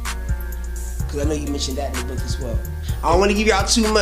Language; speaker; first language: English; native; English